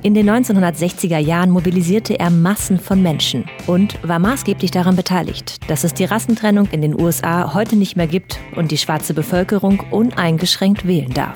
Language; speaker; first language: German; native; German